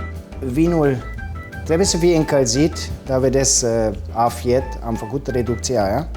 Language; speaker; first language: Romanian; non-native, fluent; German